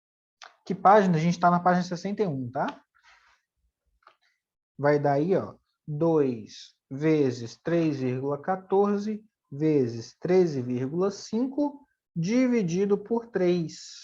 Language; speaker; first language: Portuguese; native; Portuguese